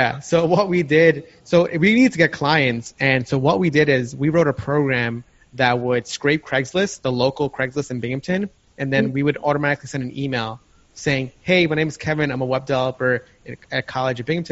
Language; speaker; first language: English; native; English